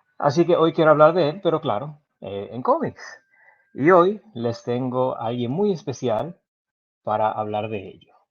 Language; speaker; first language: Spanish; native; Spanish